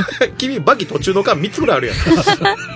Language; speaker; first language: Japanese; native; Japanese